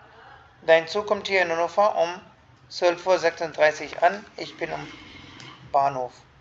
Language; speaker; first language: German; non-native, fluent; Hindi